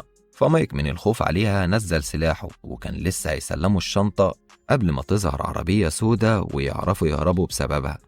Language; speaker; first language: Arabic; native; Arabic